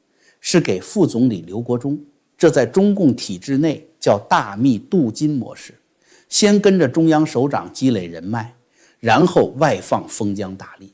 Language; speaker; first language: Chinese; native; Chinese